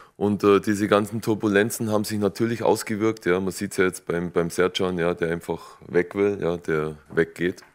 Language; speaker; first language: German; native; German